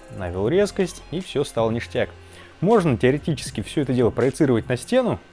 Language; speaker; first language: Russian; native; Russian